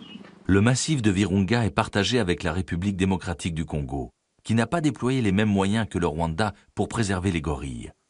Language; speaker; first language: French; native; French